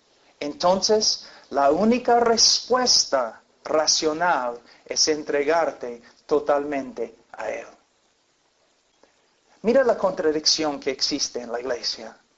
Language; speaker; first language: Spanish; non-native, fluent; English